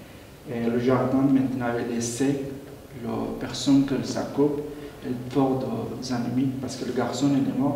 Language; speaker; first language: French; non-native, learner; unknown